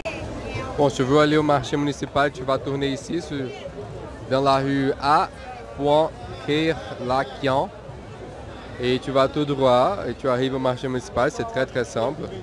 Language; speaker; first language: French; non-native, fluent; Portuguese